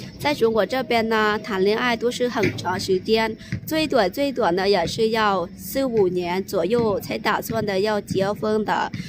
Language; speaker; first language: Chinese; non-native, fluent; Lao